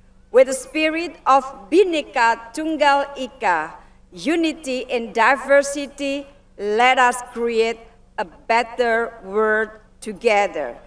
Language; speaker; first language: English; non-native, fluent; Indonesian